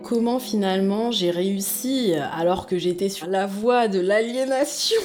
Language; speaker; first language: French; native; French